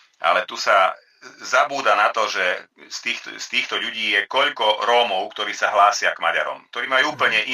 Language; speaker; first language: Slovak; non-native, local second language; Hungarian